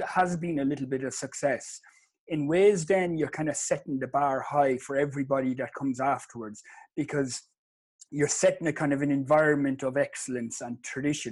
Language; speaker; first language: English; native; English